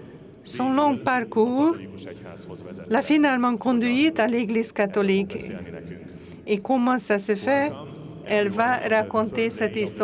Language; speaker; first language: French; non-native, fluent; Hungarian